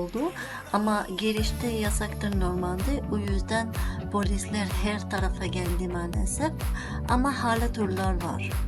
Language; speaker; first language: Turkish; non-native, learner; Arabic